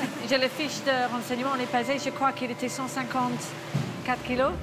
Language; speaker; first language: French; non-native, fluent; English